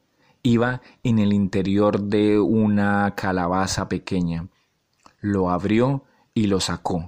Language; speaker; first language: Spanish; native; Spanish